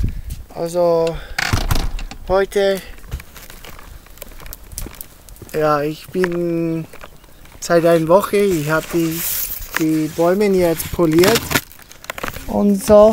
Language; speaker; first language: German; early bilingual, heritage; English